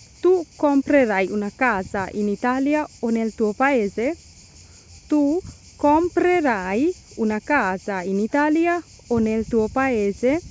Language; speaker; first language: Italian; non-native, learner; Bangla